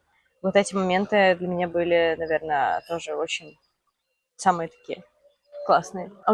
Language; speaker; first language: Russian; native; Russian